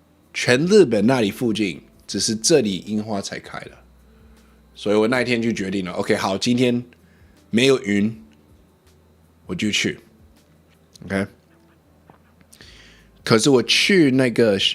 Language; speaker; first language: Chinese; non-native, learner; English